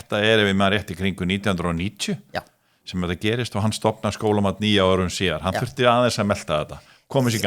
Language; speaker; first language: Icelandic; native; Icelandic